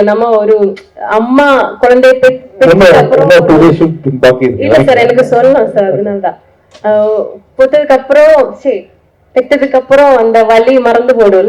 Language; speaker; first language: Tamil; non-native, learner; Malayalam